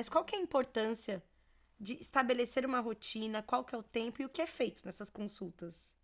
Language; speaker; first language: Portuguese; native; Portuguese